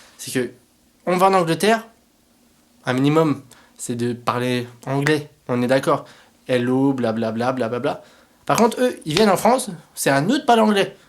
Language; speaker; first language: French; native; French